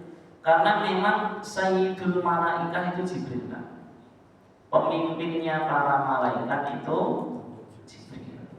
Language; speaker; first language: Indonesian; native; Indonesian